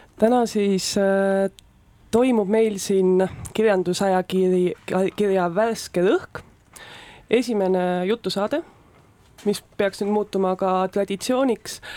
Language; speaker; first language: Estonian; native; Estonian